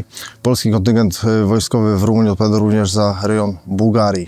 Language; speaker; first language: Polish; native; Polish